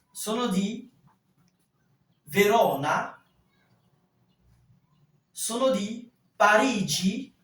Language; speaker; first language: Italian; non-native, fluent; French